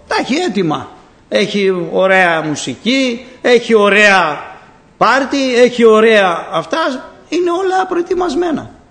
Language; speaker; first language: Greek; native; Greek